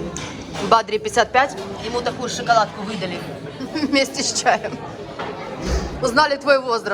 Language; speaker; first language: Russian; native; Russian